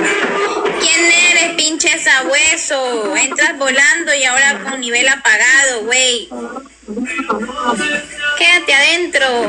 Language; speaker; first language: Spanish; native; Spanish